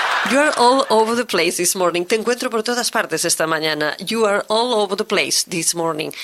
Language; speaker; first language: English; non-native, fluent; Catalan